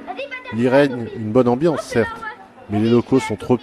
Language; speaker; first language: French; native; French